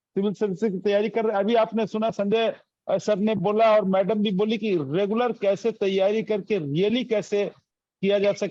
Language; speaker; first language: Hindi; native; Hindi